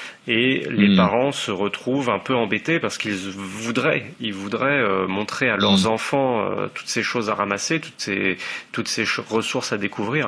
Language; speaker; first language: French; native; French